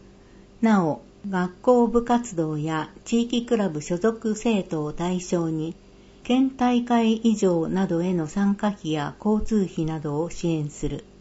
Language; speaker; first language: Japanese; native; Japanese